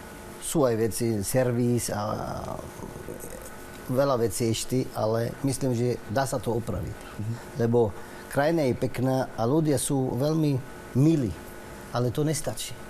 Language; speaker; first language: Slovak; non-native, learner; Arabic